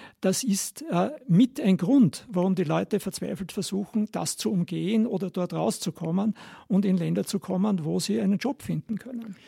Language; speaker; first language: German; native; German